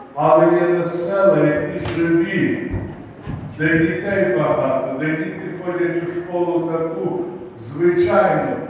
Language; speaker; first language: Ukrainian; native; Ukrainian